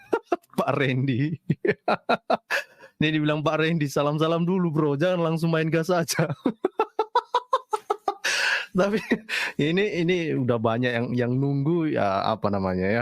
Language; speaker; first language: Indonesian; native; Indonesian